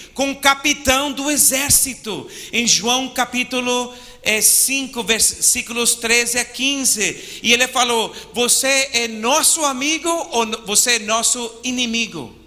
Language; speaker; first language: Portuguese; non-native, fluent; English